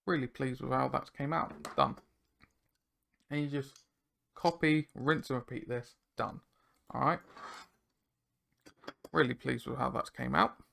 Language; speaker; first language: English; native; English